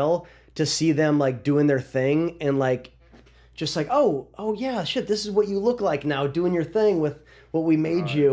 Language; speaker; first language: English; native; English